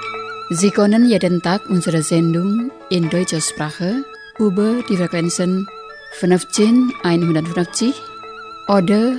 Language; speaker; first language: German; non-native, fluent; Indonesian